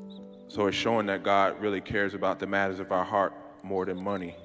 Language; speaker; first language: English; native; English